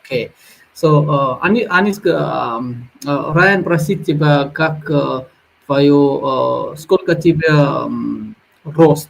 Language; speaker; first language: Russian; non-native, learner; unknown